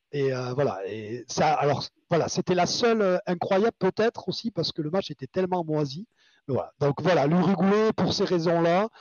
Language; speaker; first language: French; native; French